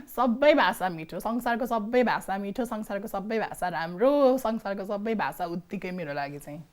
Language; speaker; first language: Nepali; native; Nepali